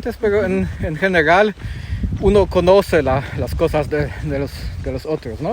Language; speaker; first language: Spanish; non-native, fluent; Polish